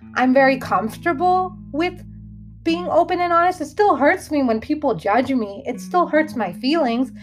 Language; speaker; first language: English; early bilingual, other home language; Hindi